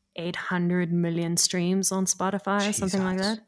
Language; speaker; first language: English; native; English